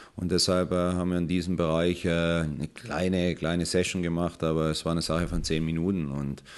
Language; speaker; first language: German; native; German